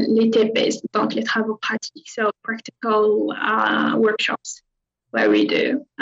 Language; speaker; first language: English; non-native, fluent; Arabic